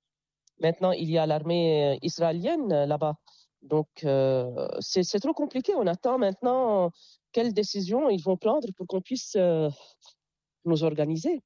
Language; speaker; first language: French; non-native, local second language; Arabic